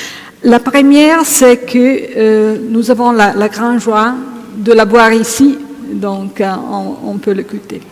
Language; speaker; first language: French; non-native, fluent; Italian